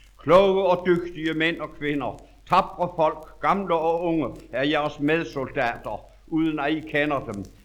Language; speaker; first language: Danish; native; Danish